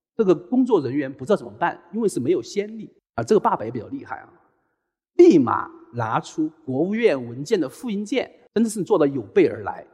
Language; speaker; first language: Chinese; native; Chinese